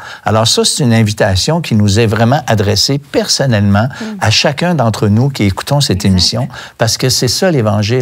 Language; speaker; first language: French; native; French